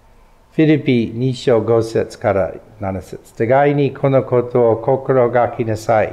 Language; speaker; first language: Japanese; non-native, fluent; English